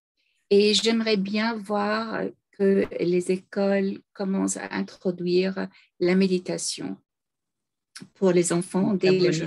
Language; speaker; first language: French; non-native, fluent; English